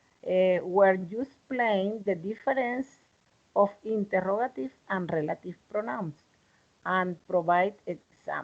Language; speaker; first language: English; non-native, learner; Spanish